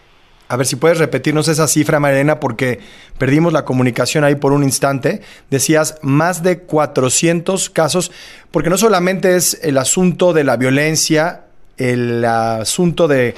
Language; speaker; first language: Spanish; native; Spanish